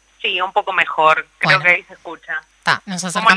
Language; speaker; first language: Spanish; native; Spanish